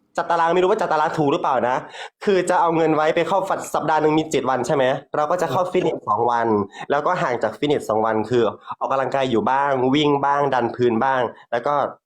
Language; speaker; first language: Thai; native; Thai